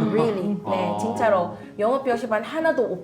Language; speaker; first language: Korean; non-native, fluent; Filipino